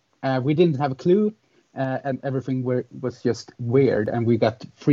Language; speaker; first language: English; non-native, fluent; Swedish